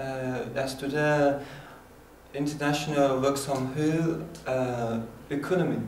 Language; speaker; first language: Danish; non-native, learner; Chinese